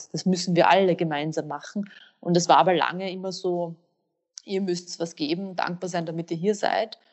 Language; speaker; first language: German; early bilingual, other home language; Bosnian